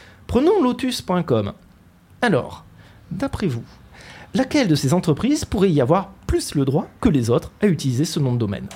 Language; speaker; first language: French; native; French